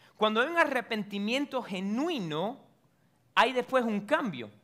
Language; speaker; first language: Spanish; early bilingual, heritage; Spanish